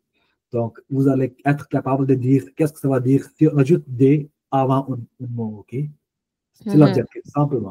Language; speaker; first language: French; non-native, fluent; Hindi